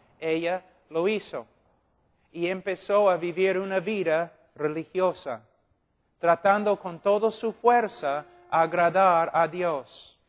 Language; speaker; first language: Spanish; non-native, fluent; English